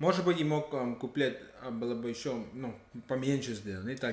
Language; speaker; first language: Russian; non-native, fluent; English